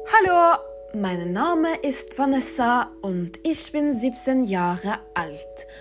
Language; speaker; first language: German; non-native, learner; Norwegian